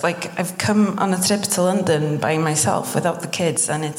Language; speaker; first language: English; non-native, local second language; Welsh